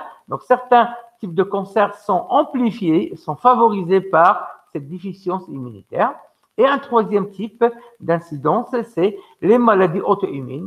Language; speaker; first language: French; non-native, local second language; Arabic